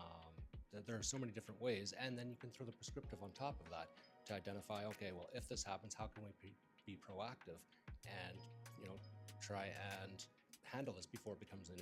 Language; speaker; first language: English; native; English